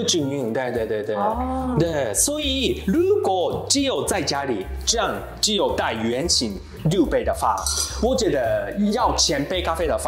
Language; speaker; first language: Chinese; non-native, learner; Japanese